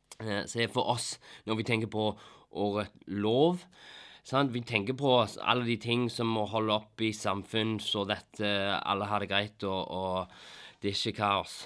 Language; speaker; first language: Norwegian; non-native, fluent; English